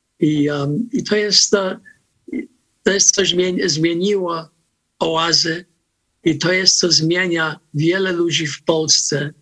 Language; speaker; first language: Polish; non-native, fluent; English